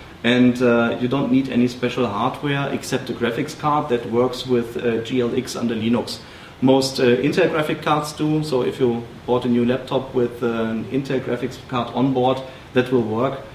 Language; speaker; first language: English; non-native, fluent; German